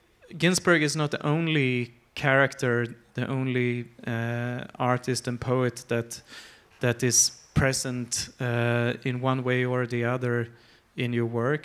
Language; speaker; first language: English; non-native, fluent; Swedish